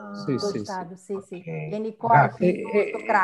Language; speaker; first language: Spanish; non-native, learner; Portuguese